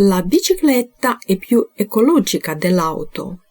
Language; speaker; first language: Italian; non-native, fluent; Ukrainian